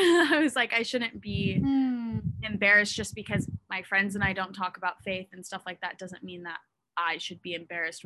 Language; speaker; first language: English; native; English